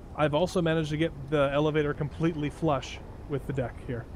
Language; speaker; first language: English; native; English